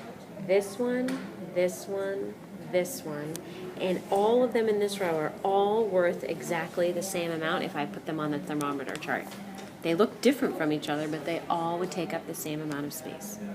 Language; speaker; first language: English; native; English